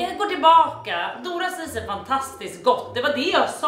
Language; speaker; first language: Swedish; native; Swedish